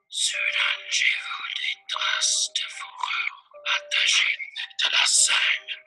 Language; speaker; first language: French; non-native, learner; English